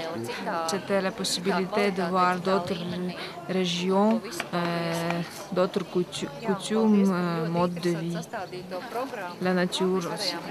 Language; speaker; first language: French; non-native, fluent; Latvian